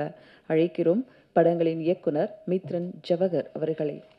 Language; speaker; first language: Tamil; native; Tamil